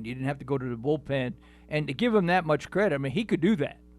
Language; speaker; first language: English; native; English